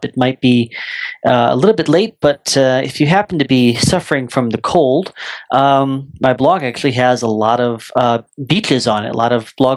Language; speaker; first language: English; native; English